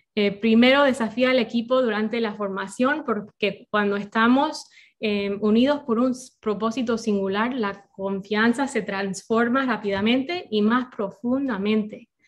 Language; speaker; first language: Spanish; non-native, fluent; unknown